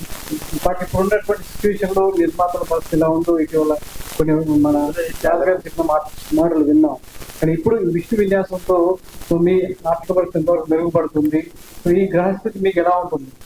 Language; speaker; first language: Telugu; native; Telugu